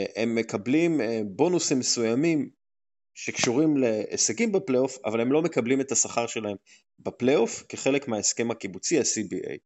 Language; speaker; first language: Hebrew; native; Hebrew